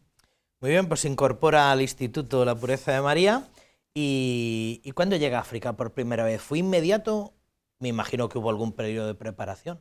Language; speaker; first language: Spanish; native; Spanish